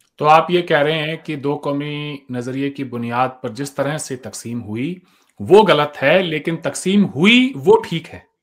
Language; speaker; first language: Hindi; native; Hindi